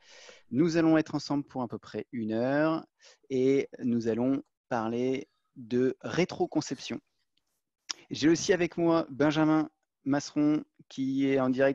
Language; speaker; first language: French; native; French